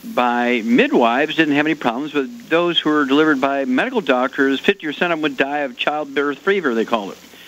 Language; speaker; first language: English; native; English